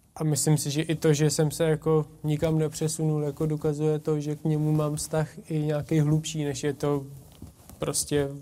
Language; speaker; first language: Czech; native; Czech